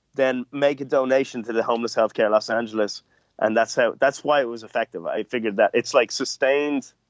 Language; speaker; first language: English; native; English